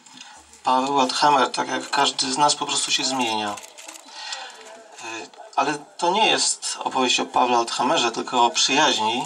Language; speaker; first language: Polish; native; Polish